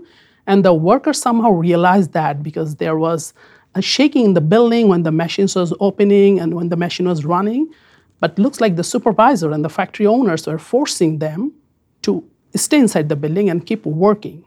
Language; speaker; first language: English; non-native, local second language; Bangla